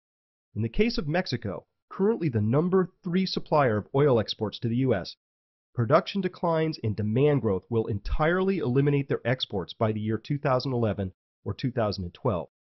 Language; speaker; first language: English; native; English